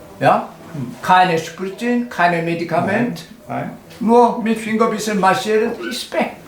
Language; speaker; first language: German; non-native, learner; Korean